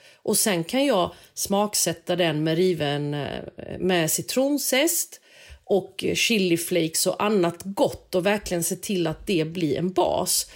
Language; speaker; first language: Swedish; native; Swedish